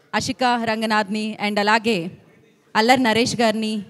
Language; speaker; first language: Telugu; native; Telugu